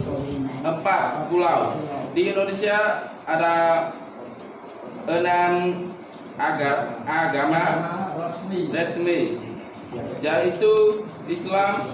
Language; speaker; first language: Indonesian; non-native, learner; Khmer